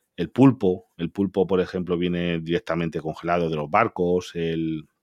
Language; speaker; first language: Spanish; native; Spanish